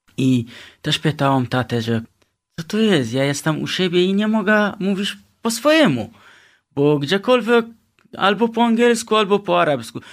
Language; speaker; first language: Polish; non-native, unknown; Kurdish